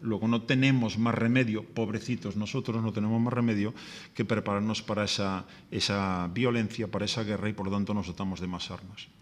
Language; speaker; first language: Spanish; native; Spanish